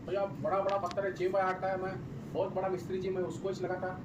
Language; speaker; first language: Hindi; non-native, local second language; Kannada